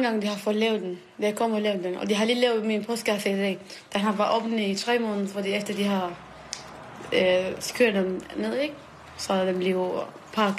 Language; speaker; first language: Danish; non-native, learner; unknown